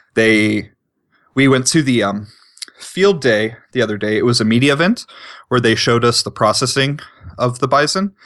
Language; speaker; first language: English; native; English